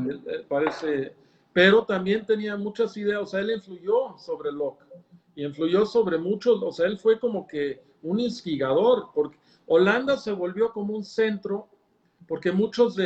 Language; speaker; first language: Spanish; native; Spanish